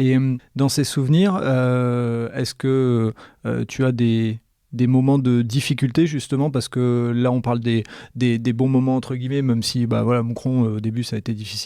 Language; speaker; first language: French; native; French